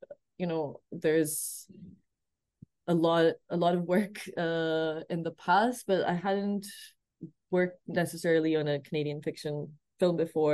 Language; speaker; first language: English; non-native, local second language; Urdu